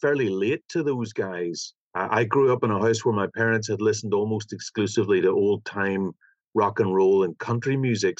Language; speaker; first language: English; native; English